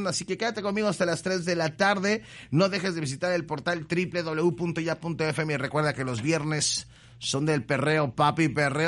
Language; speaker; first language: Spanish; native; Spanish